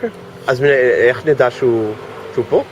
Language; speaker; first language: Hebrew; non-native, fluent; English